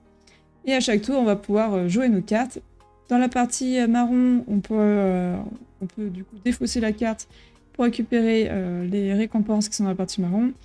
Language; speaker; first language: French; native; French